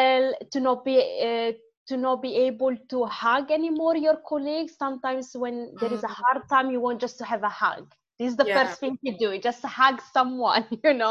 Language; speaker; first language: English; non-native, fluent; Italian